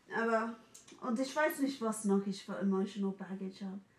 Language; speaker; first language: German; non-native, fluent; English